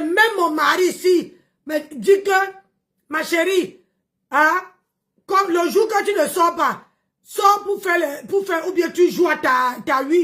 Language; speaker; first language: French; non-native, local second language; Lingala